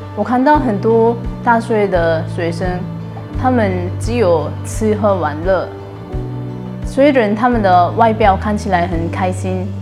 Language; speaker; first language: Chinese; non-native, fluent; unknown